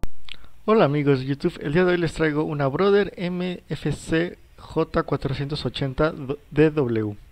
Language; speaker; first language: Spanish; native; Spanish